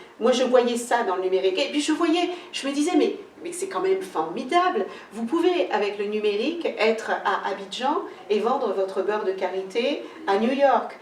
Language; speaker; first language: French; early bilingual, other home language; Kabuverdianu